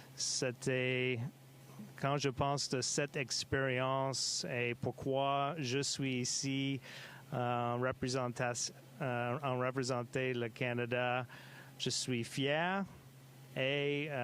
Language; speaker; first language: French; non-native, local second language; English